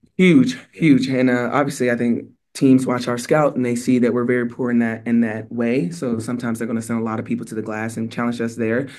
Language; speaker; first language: English; native; English